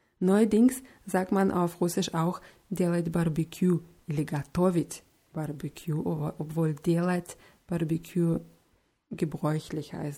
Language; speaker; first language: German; non-native, fluent; Russian